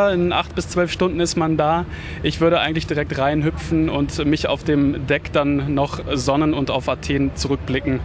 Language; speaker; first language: German; native; German